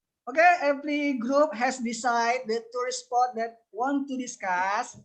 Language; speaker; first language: English; non-native, learner; Indonesian